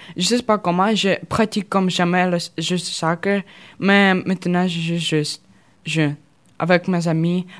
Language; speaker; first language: French; non-native, learner; Russian